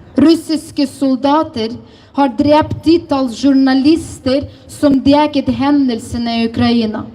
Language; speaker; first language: Norwegian; non-native, fluent; Ukrainian